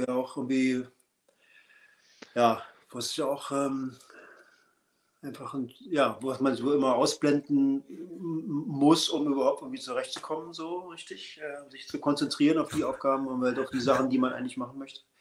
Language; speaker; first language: German; native; German